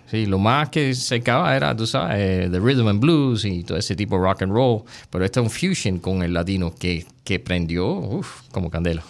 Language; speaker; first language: Spanish; early bilingual, heritage; Spanish